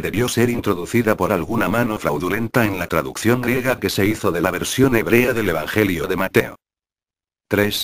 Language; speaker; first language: Spanish; native; Spanish